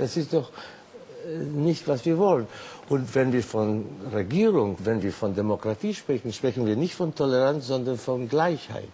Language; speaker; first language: German; non-native, fluent; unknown